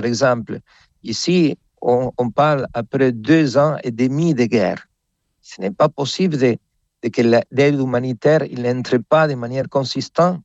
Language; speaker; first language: French; non-native, fluent; Spanish